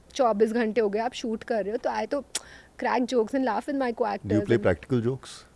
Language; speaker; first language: Hindi; native; Hindi